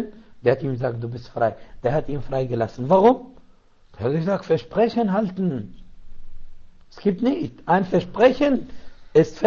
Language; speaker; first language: German; non-native, fluent; Arabic